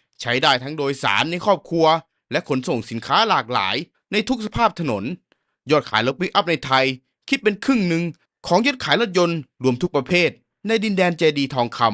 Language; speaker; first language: Thai; native; Thai